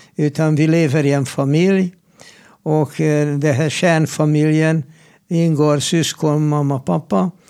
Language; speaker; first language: Swedish; non-native, fluent; Hungarian